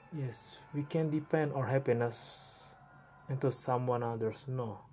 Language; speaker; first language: English; non-native, learner; Indonesian